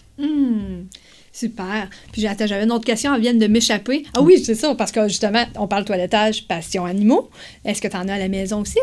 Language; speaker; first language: French; native; French